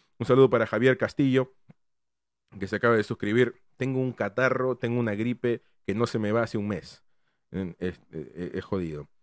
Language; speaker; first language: Spanish; native; Spanish